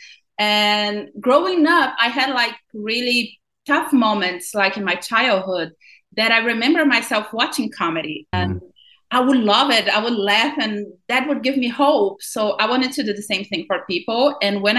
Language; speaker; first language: English; non-native, fluent; Portuguese